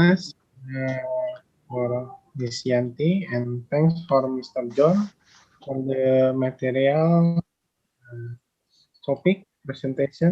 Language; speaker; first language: English; non-native, learner; Indonesian